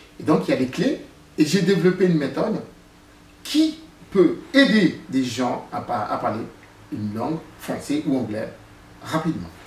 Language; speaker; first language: French; non-native, fluent; English